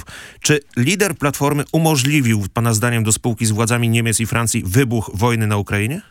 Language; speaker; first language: Polish; native; Polish